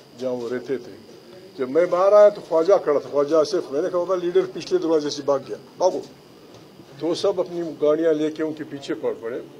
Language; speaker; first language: Urdu; non-native, local second language; Pashto